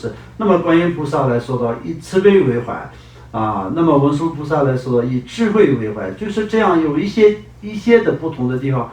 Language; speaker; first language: Chinese; non-native, local second language; Tibetan